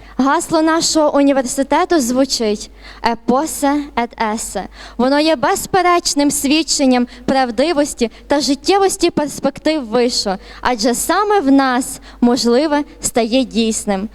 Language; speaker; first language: Ukrainian; native; Ukrainian